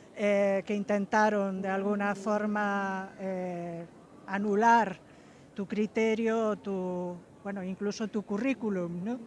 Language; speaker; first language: Spanish; native; Spanish